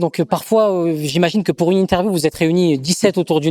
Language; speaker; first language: French; native; French